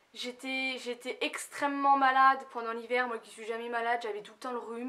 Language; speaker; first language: French; native; French